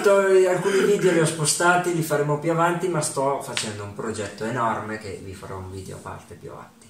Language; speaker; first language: Italian; early bilingual, other home language; Ukrainian